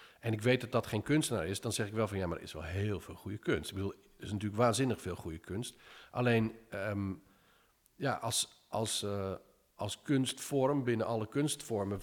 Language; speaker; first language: Dutch; early bilingual, other home language; English